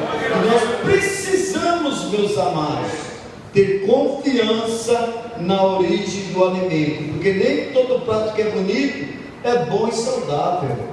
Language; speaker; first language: Portuguese; native; Portuguese